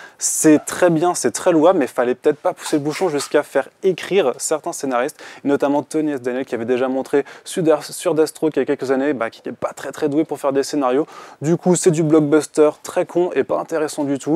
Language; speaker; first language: French; native; French